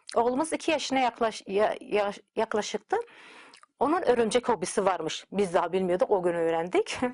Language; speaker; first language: Turkish; native; Turkish